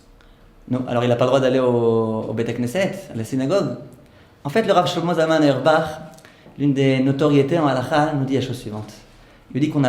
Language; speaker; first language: French; native; French